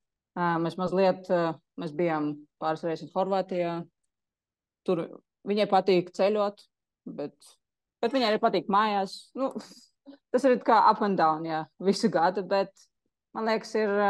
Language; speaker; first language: Latvian; non-native, local second language; Russian